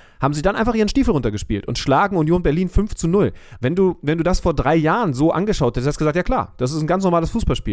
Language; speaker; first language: German; native; German